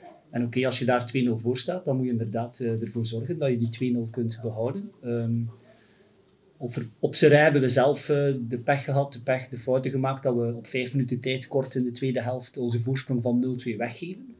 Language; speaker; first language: Dutch; native; Dutch